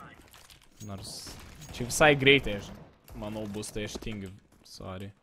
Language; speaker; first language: Lithuanian; native; Lithuanian